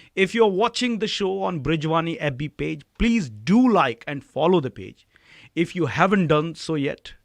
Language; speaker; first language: English; non-native, local second language; Hindi